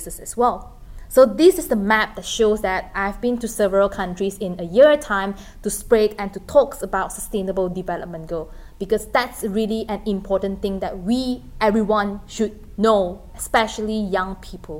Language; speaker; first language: English; non-native, local second language; Chinese